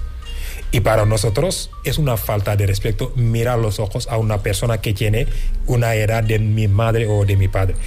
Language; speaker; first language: Spanish; non-native, fluent; Wolof